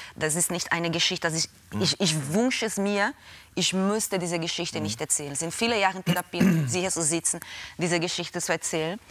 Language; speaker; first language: German; non-native, fluent; Portuguese